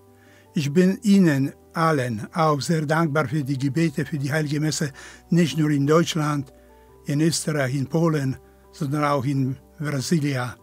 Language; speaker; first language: German; non-native, fluent; Polish